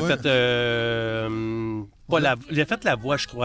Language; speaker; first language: French; native; French